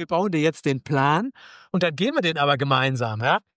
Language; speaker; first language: German; native; German